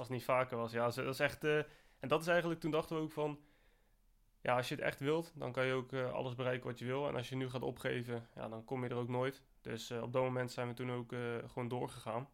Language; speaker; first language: Dutch; native; Dutch